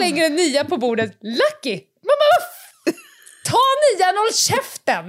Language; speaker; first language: Swedish; native; Swedish